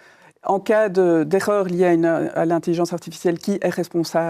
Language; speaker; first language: French; native; French